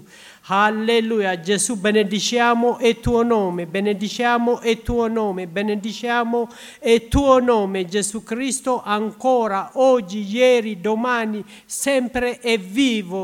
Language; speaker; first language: Italian; non-native, learner; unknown